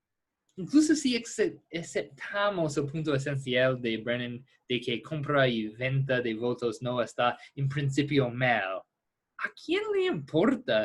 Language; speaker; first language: Spanish; non-native, fluent; English